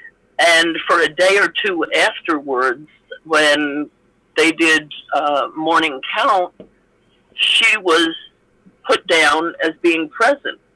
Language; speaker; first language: English; native; English